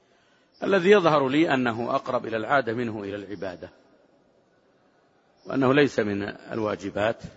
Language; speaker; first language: Arabic; native; Arabic